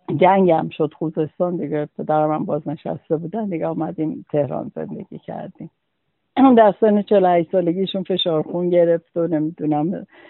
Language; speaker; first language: Persian; native; Persian